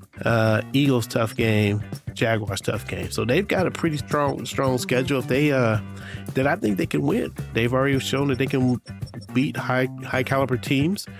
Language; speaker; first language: English; native; English